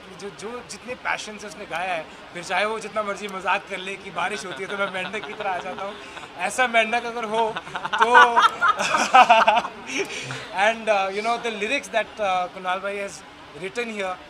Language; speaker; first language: Hindi; native; Hindi